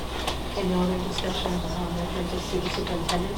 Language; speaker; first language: English; native; English